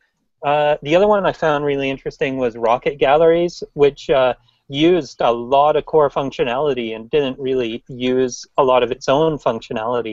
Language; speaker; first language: English; native; English